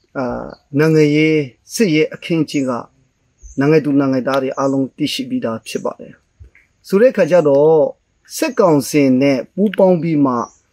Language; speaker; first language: Burmese; non-native, local second language; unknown